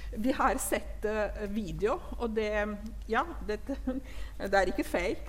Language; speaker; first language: Norwegian; non-native, fluent; Italian